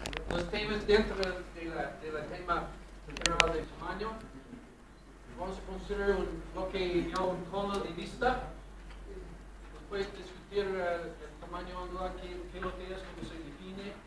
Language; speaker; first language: Spanish; non-native, fluent; English